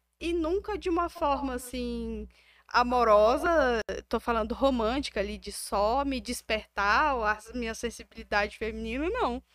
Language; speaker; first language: Portuguese; native; Portuguese